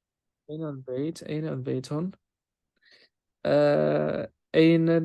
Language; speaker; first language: Arabic; non-native, learner; Urdu